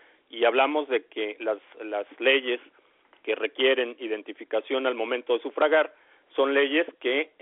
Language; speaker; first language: Spanish; native; Spanish